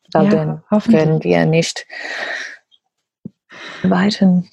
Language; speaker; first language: German; non-native, learner; English